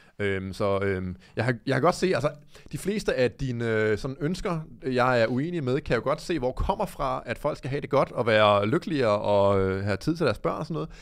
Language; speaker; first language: Danish; native; Danish